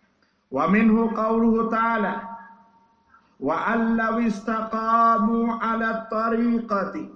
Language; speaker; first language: Arabic; non-native, learner; Indonesian